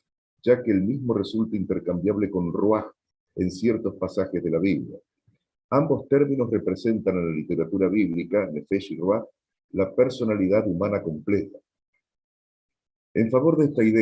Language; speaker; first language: Spanish; native; Spanish